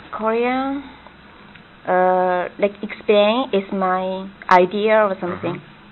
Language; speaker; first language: English; non-native, learner; Japanese